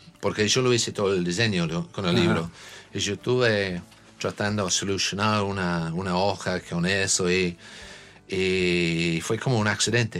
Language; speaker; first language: Spanish; non-native, learner; English